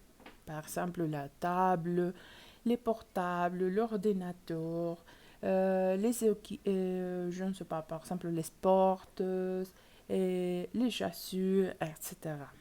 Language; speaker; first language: French; non-native, learner; Spanish